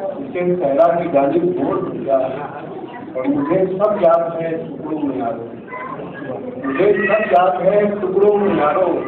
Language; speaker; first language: Urdu; non-native, local second language; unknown